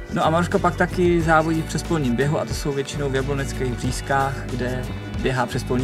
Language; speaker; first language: Czech; native; Czech